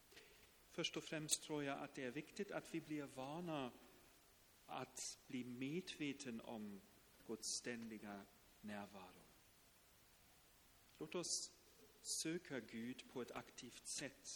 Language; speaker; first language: Swedish; non-native, fluent; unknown